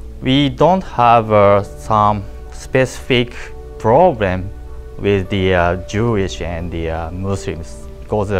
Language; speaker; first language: English; non-native, learner; Japanese